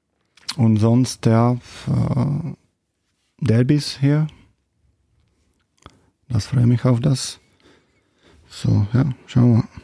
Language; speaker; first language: German; non-native, fluent; Czech